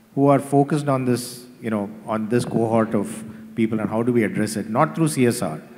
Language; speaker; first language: English; non-native, local second language; Tamil